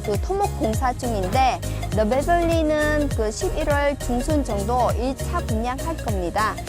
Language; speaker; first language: Korean; non-native, fluent; Vietnamese